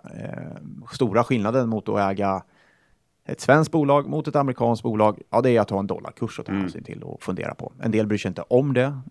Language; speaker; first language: Swedish; native; Swedish